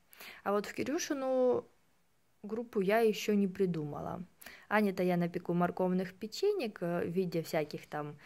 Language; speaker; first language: Russian; native; Russian